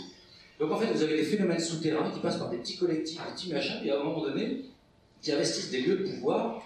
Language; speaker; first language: French; native; French